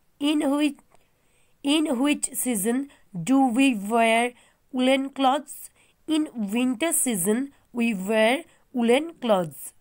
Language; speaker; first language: English; non-native, local second language; Bangla